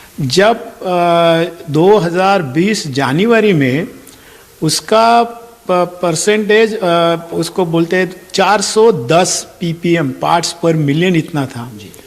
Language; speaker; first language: Hindi; non-native, local second language; Marathi